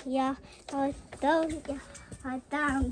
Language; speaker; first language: Swedish; early bilingual, other home language; Mongolian